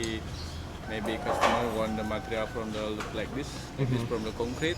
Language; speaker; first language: English; non-native, learner; Indonesian